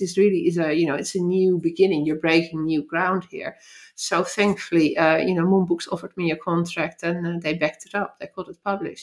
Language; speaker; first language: English; non-native, fluent; Dutch